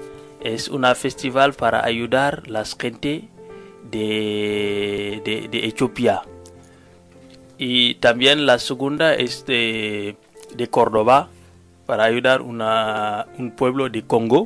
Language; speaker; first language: Spanish; non-native, learner; Wolof